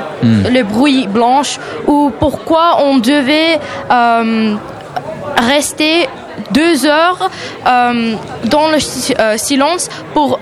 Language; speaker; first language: French; non-native, learner; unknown